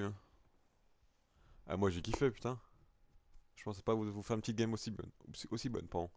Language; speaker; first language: French; native; French